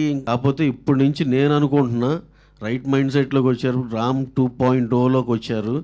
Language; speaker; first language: Telugu; native; Telugu